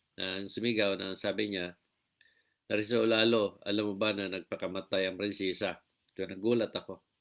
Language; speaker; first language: Filipino; non-native, local second language; Cebuano